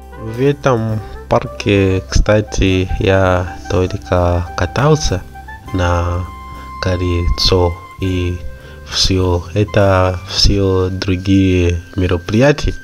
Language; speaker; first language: Russian; non-native, learner; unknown